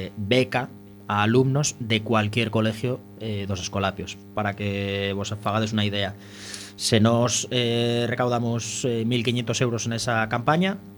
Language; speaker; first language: Galician; non-native, local second language; Spanish